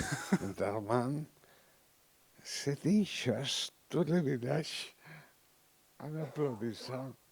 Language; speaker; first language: French; non-native, learner; Catalan